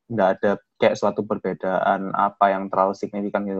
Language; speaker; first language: Indonesian; native; Indonesian